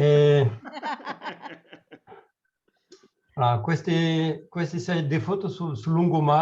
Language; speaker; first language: Italian; non-native, learner; French